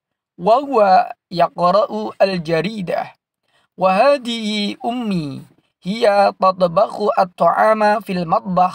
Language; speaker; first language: Arabic; non-native, fluent; Indonesian